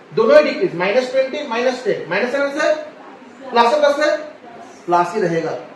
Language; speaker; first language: Hindi; non-native, local second language; Bangla